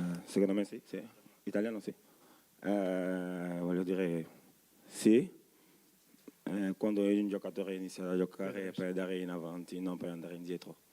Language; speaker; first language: Italian; non-native, learner; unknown